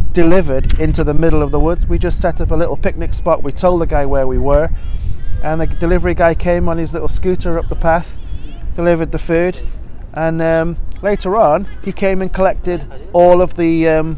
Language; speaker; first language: English; native; English